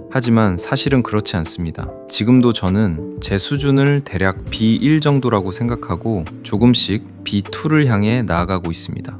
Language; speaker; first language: Korean; non-native, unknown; Arabic